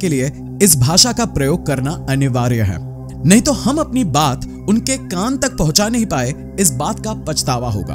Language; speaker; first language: Hindi; non-native, local second language; Bangla